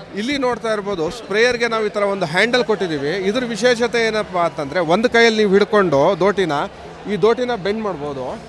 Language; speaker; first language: Kannada; native; Kannada